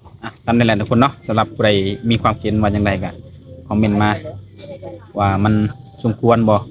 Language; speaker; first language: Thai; non-native, local second language; Northeastern Thai